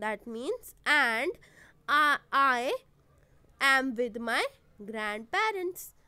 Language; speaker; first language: English; non-native, local second language; Hindi